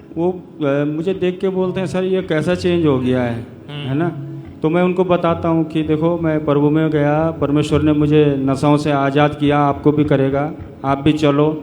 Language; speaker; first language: Hindi; early bilingual, other home language; Nepali